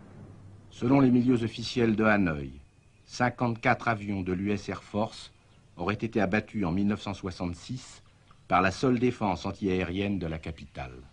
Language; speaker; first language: French; native; French